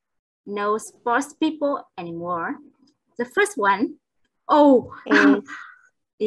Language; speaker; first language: English; non-native, fluent; Vietnamese